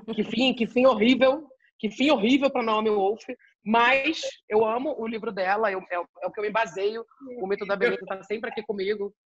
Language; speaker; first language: Portuguese; native; Portuguese